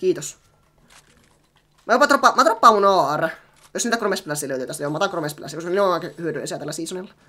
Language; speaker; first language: Finnish; native; Finnish